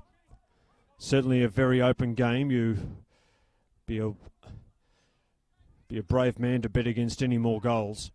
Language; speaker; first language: English; native; English